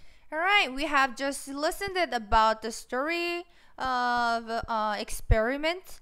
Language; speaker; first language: English; non-native, fluent; Korean